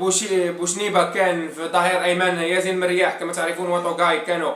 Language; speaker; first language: Arabic; native; Arabic